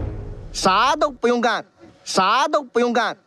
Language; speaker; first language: Chinese; native; Chinese